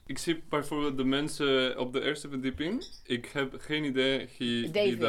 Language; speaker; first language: Dutch; non-native, learner; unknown